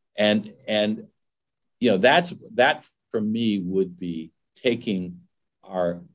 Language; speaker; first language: English; native; English